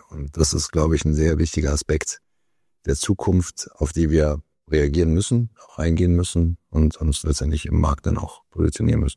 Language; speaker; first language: German; native; German